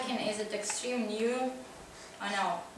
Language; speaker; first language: English; non-native, fluent; Russian